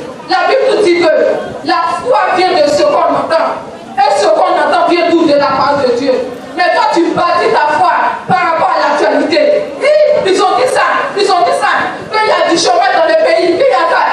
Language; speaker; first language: French; non-native, local second language; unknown